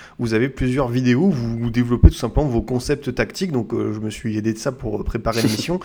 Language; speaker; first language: French; native; French